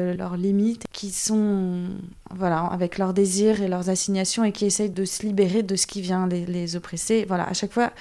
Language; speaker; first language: French; native; French